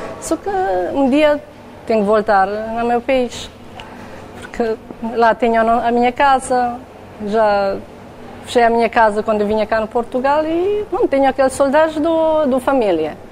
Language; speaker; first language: Portuguese; non-native, learner; Romanian